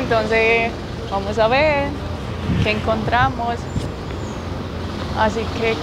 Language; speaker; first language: Spanish; native; Spanish